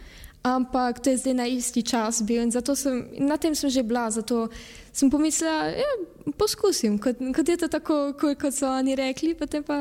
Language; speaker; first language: Slovenian; early bilingual, heritage; Slovenian